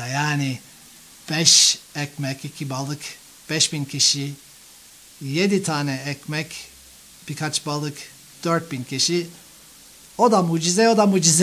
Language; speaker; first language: Turkish; non-native, fluent; English